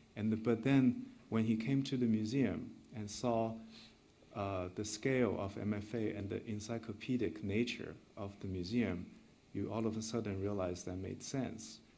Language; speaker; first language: English; non-native, fluent; Chinese